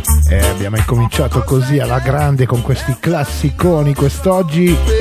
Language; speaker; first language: Italian; native; Italian